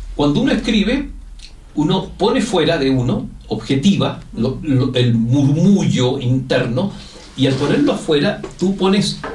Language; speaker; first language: Spanish; native; Spanish